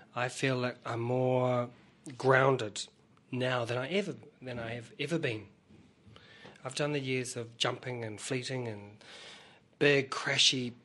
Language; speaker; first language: English; native; English